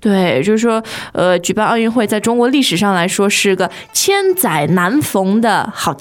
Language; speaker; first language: Chinese; native; Chinese